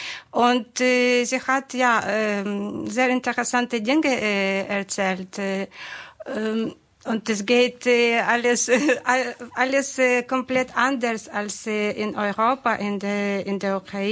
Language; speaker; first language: German; non-native, fluent; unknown